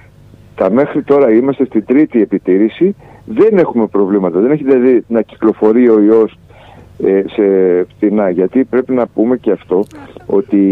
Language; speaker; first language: Greek; native; Greek